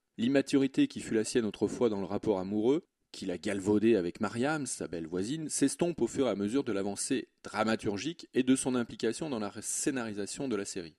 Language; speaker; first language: French; native; French